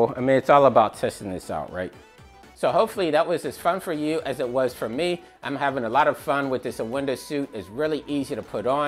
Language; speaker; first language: English; native; English